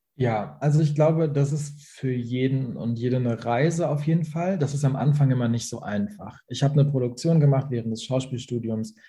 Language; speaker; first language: German; early bilingual, other home language; Persian